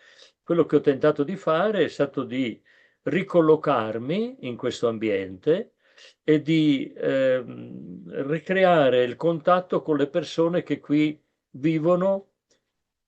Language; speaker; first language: Italian; native; Italian